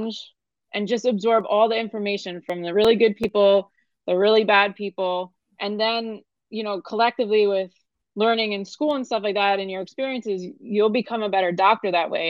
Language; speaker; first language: English; native; English